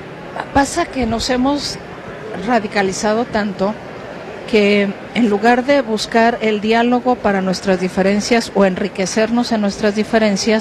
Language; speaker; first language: Spanish; native; Spanish